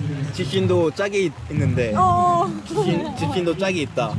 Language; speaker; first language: Korean; native; Korean